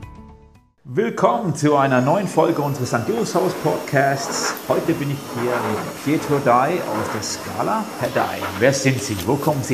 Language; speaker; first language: German; native; German